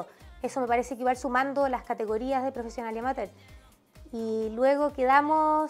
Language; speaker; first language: Spanish; native; Spanish